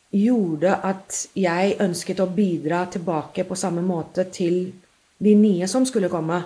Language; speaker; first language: Norwegian; non-native, fluent; English